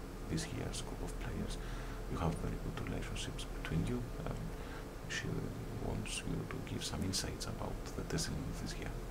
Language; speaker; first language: English; non-native, fluent; Greek